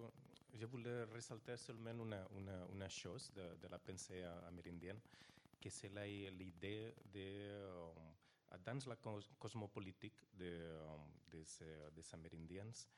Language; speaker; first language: French; non-native, fluent; Portuguese